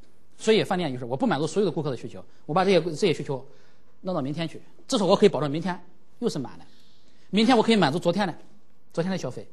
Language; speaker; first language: Chinese; native; Chinese